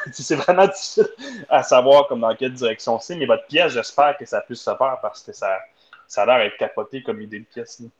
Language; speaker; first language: French; native; French